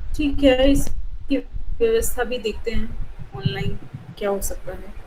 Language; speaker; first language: Hindi; native; Hindi